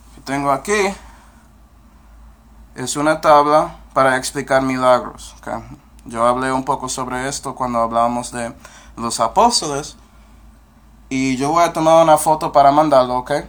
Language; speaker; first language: Spanish; non-native, fluent; English